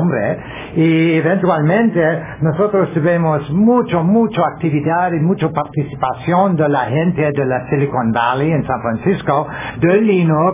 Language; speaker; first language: Spanish; non-native, learner; English